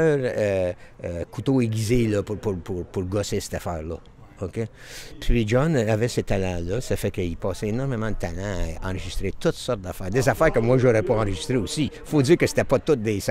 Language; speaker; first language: French; native; French